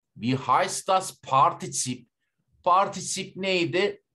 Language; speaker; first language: German; non-native, fluent; Turkish